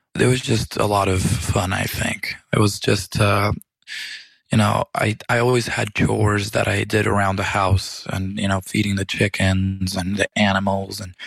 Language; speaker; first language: English; early bilingual, other home language; Romanian